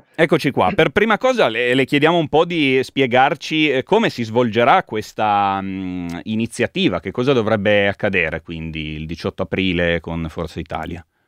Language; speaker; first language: Italian; native; Italian